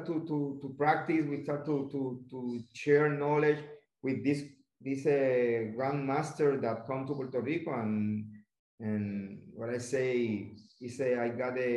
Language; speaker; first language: English; non-native, learner; Spanish